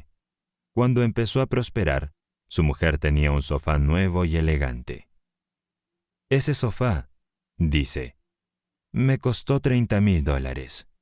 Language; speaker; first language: Spanish; native; Spanish